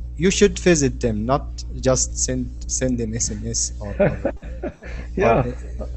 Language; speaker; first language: English; non-native, learner; Arabic